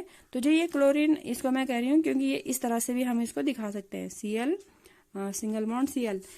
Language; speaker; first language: Hindi; native; Hindi